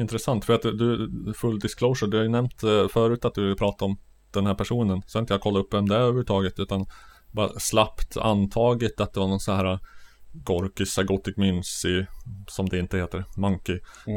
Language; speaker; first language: Swedish; native; Swedish